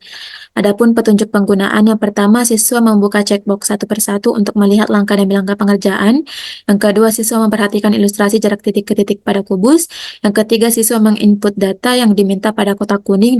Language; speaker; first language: Indonesian; native; Indonesian